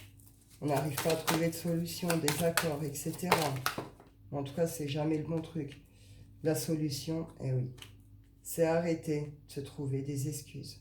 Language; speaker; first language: French; native; French